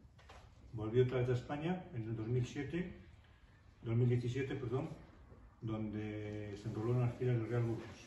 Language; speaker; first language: Spanish; native; Spanish